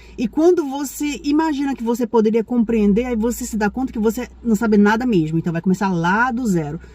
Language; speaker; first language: Portuguese; native; Portuguese